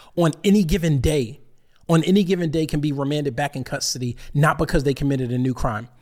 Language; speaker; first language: English; native; English